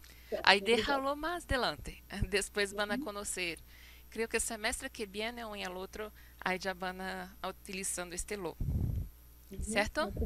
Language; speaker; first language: Spanish; non-native, fluent; Portuguese